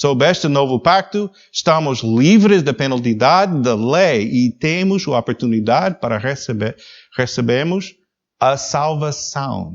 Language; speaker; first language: Portuguese; non-native, learner; English